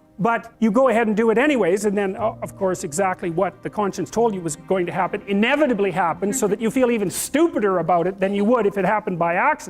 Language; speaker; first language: English; native; English